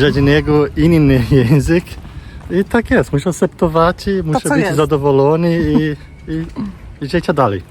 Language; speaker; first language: Polish; non-native, learner; Portuguese